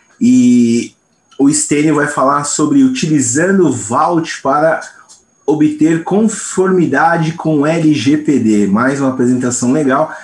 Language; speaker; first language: Portuguese; native; Portuguese